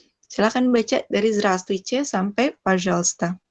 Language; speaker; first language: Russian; non-native, fluent; Indonesian